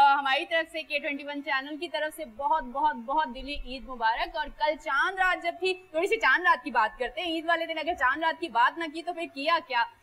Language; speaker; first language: Urdu; native; Urdu